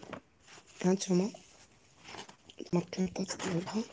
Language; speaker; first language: Arabic; native; Arabic